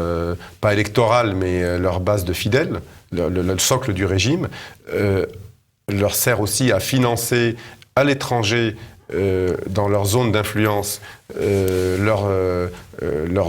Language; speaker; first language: French; native; French